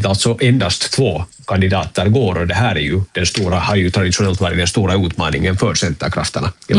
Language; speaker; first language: Swedish; native; Swedish